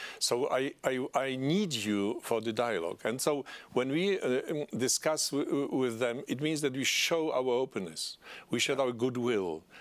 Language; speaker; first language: English; non-native, fluent; Polish